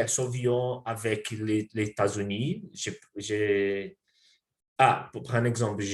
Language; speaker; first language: French; non-native, learner; Portuguese